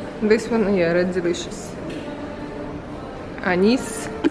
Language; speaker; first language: English; non-native, fluent; Russian